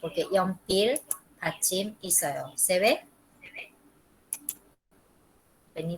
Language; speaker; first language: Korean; non-native, fluent; Spanish